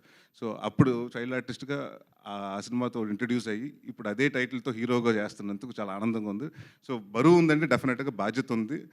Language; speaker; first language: Telugu; native; Telugu